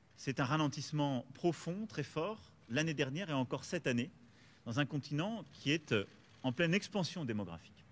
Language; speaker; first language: French; native; French